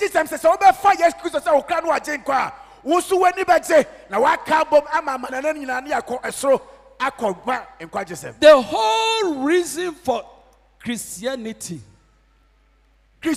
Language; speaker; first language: English; non-native, local second language; Akan